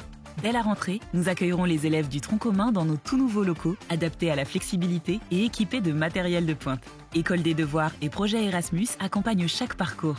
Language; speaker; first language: French; native; French